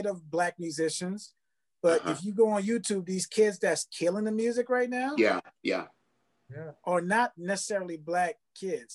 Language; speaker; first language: English; native; English